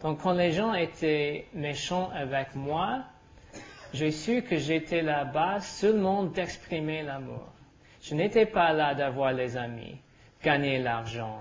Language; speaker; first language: French; non-native, learner; English